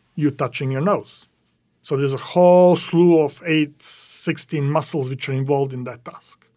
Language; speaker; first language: English; non-native, fluent; Serbian